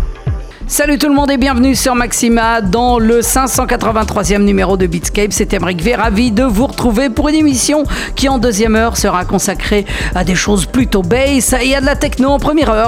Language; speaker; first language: French; native; French